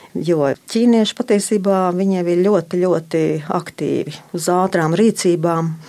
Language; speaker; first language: Latvian; native; Latvian